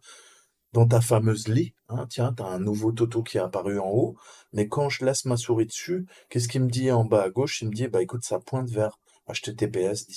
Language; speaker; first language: French; native; French